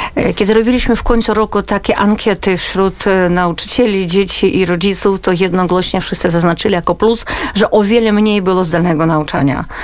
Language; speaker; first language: Polish; early bilingual, heritage; Polish